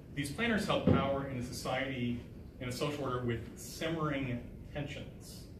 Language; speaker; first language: English; native; English